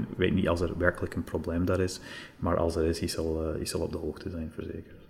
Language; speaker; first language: Dutch; non-native, fluent; English